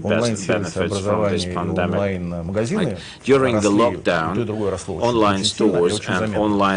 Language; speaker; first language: Russian; native; Russian